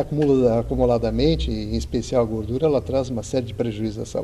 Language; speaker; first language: Portuguese; native; Portuguese